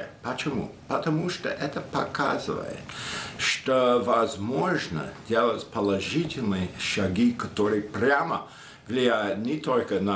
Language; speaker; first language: Russian; non-native, fluent; English